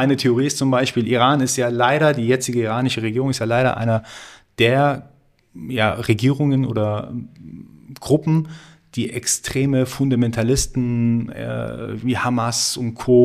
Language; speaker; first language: German; early bilingual, other home language; Persian